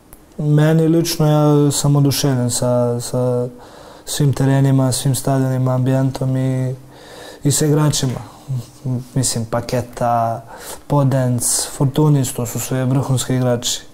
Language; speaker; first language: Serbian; early bilingual, heritage; Serbian